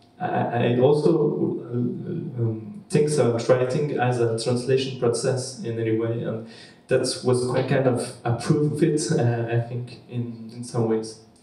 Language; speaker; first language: English; non-native, learner; French